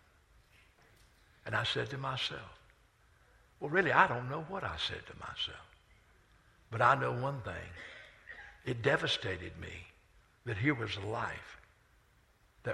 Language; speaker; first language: English; native; English